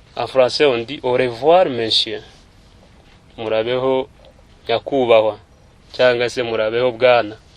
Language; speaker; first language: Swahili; non-native, local second language; Kinyarwanda